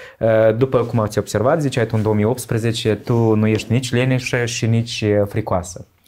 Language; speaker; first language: Romanian; native; Romanian